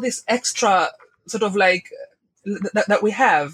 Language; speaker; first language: English; non-native, local second language; Swahili